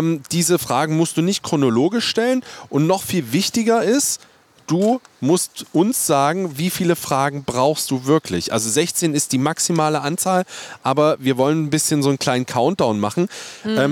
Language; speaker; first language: German; native; German